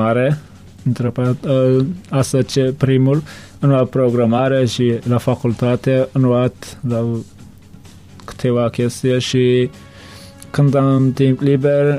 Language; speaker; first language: Romanian; non-native, learner; Turkmen